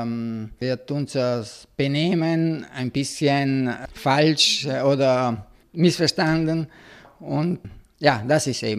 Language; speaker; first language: German; non-native, local second language; Italian